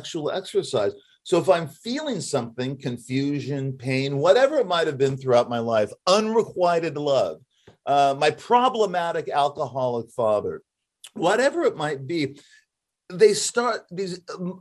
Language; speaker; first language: English; native; English